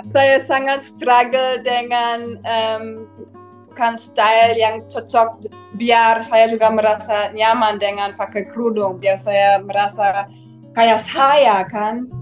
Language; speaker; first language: Indonesian; non-native, fluent; German